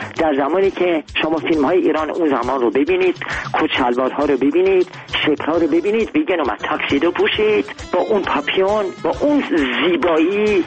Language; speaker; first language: Persian; non-native, local second language; Armenian